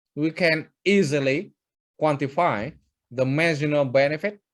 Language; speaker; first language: English; non-native, fluent; Vietnamese